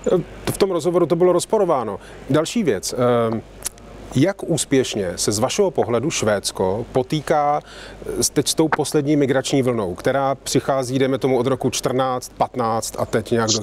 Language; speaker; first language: Czech; native; Czech